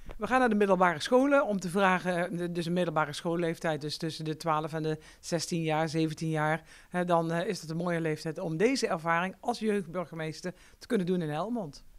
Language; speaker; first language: Dutch; native; Dutch